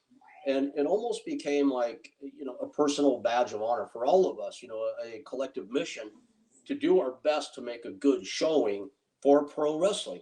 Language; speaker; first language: English; native; English